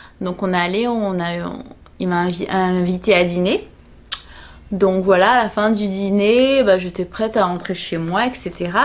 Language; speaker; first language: French; native; French